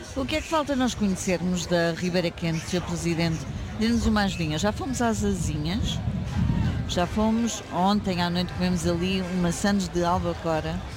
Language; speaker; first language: Portuguese; early bilingual, heritage; Portuguese